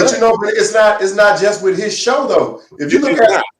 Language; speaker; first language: English; native; English